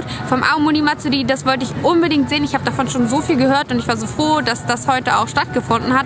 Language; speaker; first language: German; native; German